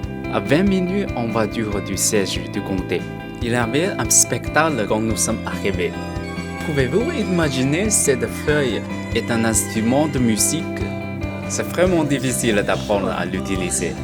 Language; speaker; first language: French; non-native, learner; Chinese